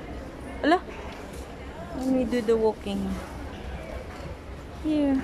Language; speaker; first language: English; non-native, local second language; Filipino